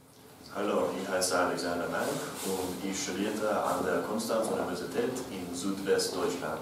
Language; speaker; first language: German; non-native, learner; English